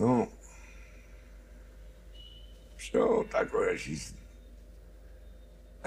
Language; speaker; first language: Russian; non-native, learner; Georgian